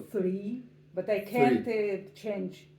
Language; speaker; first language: English; non-native, learner; Russian